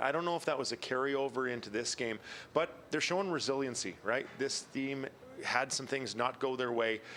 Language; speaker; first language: English; native; English